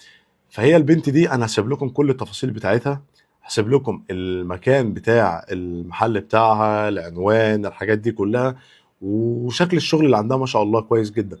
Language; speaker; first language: Arabic; native; Arabic